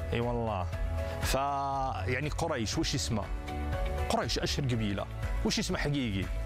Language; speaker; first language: Arabic; non-native, fluent; English